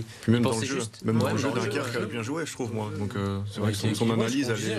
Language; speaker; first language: French; native; French